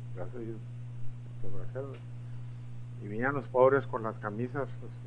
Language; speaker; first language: Spanish; early bilingual, heritage; Spanish